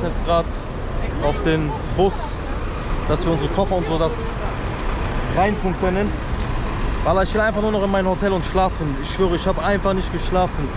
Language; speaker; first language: German; early bilingual, other home language; Turkish